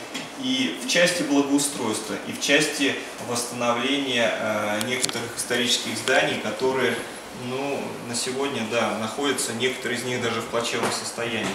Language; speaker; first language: Russian; native; Russian